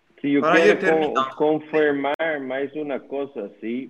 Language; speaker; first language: Spanish; non-native, learner; Dutch